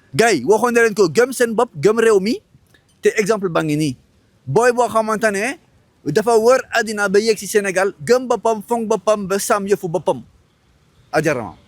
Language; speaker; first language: Wolof; non-native, fluent; French